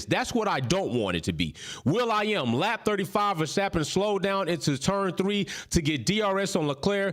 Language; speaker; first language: English; native; English